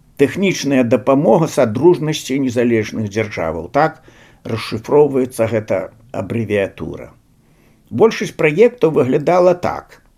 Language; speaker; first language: Belarusian; native; Belarusian